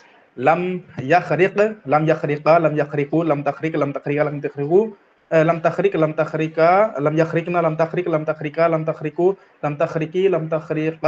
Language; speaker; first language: Arabic; non-native, learner; Urdu